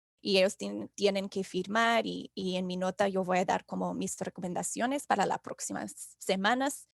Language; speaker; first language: Spanish; non-native, fluent; English